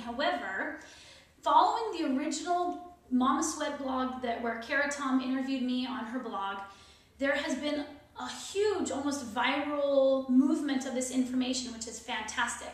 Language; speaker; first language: English; native; English